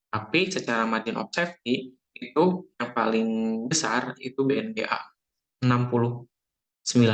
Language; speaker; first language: Indonesian; native; Indonesian